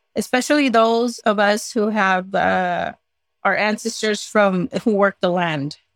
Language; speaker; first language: English; native; English